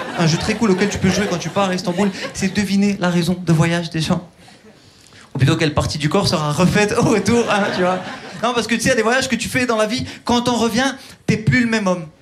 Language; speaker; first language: French; early bilingual, other home language; Turkish